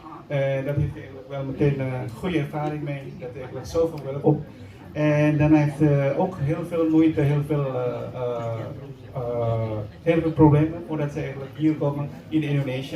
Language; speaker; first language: Dutch; non-native, fluent; Indonesian